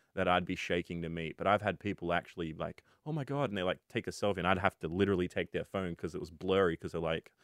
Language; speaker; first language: English; native; English